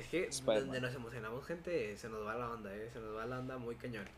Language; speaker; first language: Spanish; native; Spanish